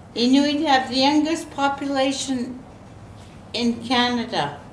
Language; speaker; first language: English; native; English